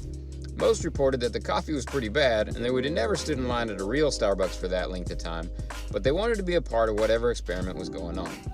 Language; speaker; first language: English; native; English